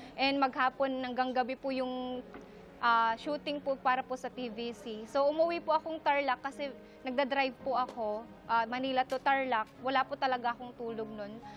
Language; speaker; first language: Filipino; non-native, local second language; Iloko